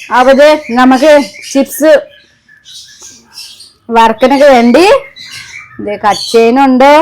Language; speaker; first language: Malayalam; non-native, fluent; Nepali